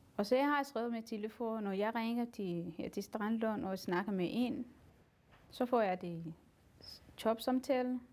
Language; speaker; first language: Danish; non-native, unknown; Somali